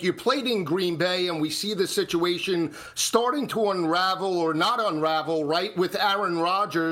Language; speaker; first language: English; native; English